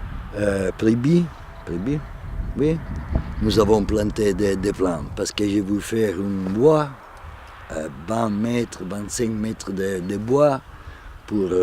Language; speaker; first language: French; non-native, fluent; Italian